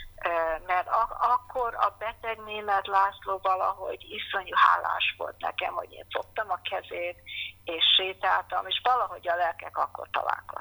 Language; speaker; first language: Hungarian; non-native, fluent; English